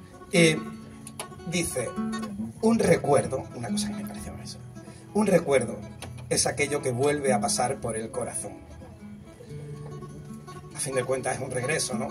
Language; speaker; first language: Spanish; native; Spanish